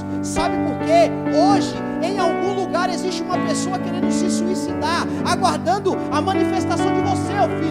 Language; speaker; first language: Portuguese; native; Portuguese